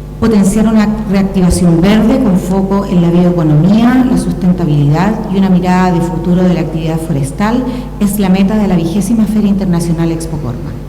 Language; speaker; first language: Spanish; native; Spanish